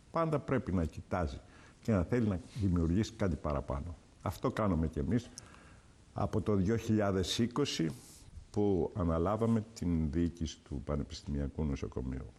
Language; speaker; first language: Greek; early bilingual, heritage; Greek